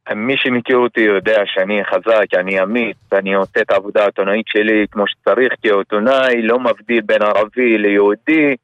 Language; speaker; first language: Hebrew; non-native, local second language; Arabic